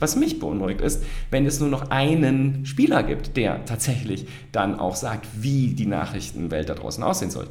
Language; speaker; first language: German; native; German